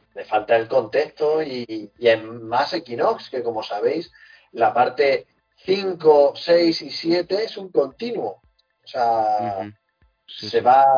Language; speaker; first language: Spanish; native; Spanish